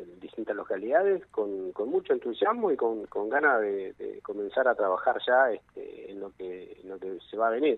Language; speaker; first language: Spanish; native; Spanish